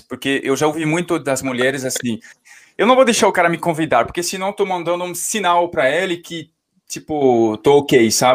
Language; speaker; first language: Portuguese; non-native, fluent; French